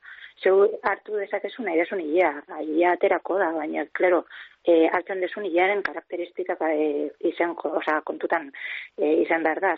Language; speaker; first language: Basque; native; Basque